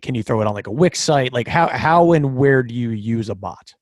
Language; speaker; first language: English; native; English